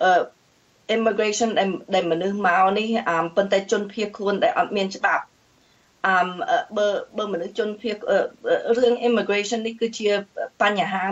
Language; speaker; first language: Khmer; early bilingual, heritage; Khmer